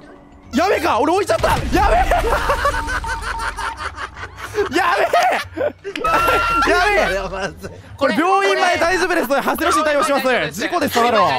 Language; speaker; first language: Japanese; native; Japanese